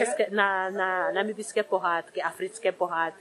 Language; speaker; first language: Czech; early bilingual, other home language; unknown